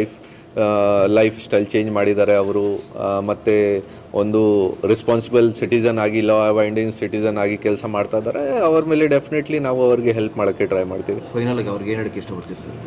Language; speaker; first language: Kannada; non-native, fluent; Hindi